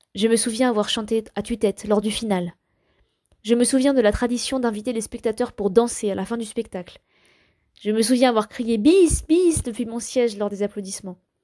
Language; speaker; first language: French; native; French